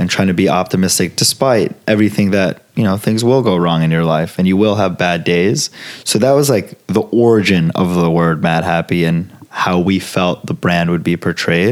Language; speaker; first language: English; early bilingual, other home language; Italian